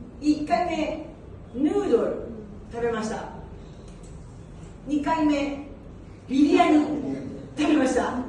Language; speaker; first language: Japanese; non-native, learner; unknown